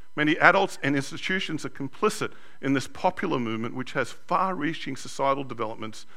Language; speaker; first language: English; native; English